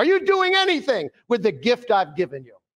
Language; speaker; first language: English; native; English